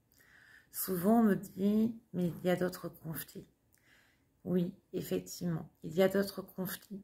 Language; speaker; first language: French; native; French